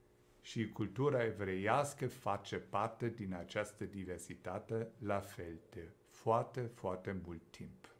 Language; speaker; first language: Romanian; non-native, fluent; German